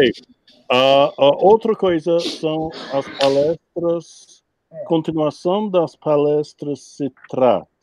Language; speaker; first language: Portuguese; non-native, fluent; English